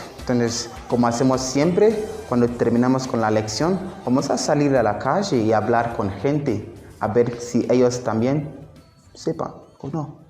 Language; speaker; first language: Spanish; non-native, fluent; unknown